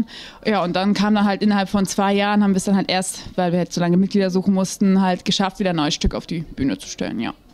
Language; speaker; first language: German; native; German